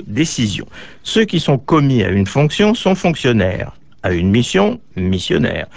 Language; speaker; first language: French; native; French